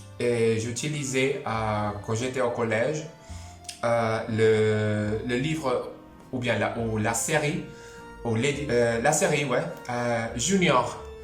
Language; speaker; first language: French; non-native, fluent; Spanish